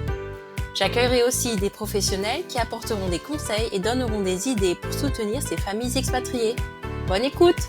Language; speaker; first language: French; native; French